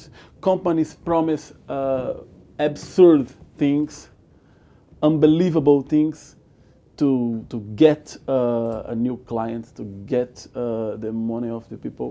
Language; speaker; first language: English; non-native, learner; Portuguese